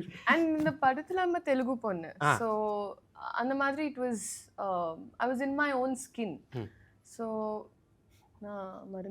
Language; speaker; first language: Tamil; non-native, learner; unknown